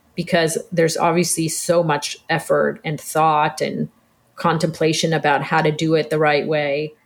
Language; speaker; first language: English; early bilingual, other home language; Hebrew